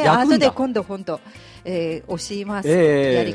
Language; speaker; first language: Japanese; non-native, fluent; Russian